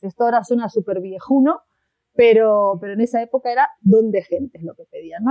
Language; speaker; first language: Spanish; native; Spanish